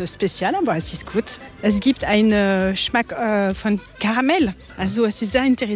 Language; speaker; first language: German; non-native, learner; French